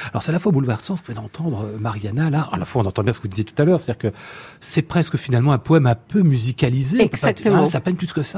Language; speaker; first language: French; native; French